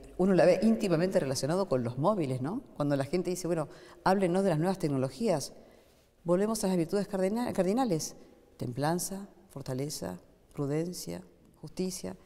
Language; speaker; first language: Spanish; native; Spanish